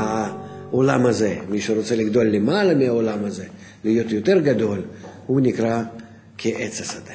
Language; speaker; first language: Hebrew; non-native, fluent; Russian